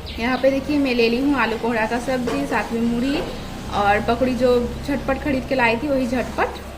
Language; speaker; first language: Hindi; non-native, local second language; Bangla